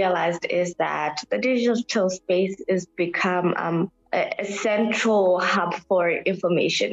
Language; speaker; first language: English; non-native, local second language; Southern Sotho